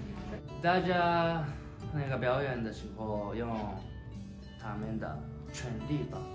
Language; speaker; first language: Chinese; non-native, learner; Japanese